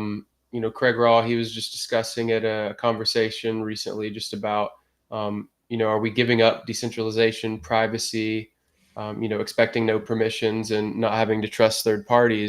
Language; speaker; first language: English; native; English